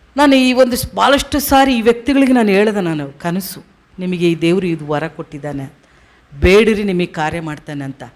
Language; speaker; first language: Kannada; non-native, local second language; Telugu